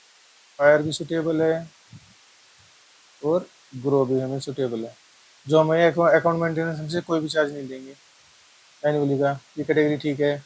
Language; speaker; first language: Hindi; native; Hindi